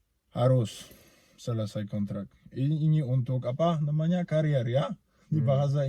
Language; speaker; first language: Indonesian; non-native, learner; Polish